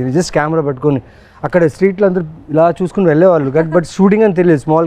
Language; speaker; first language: Telugu; native; Telugu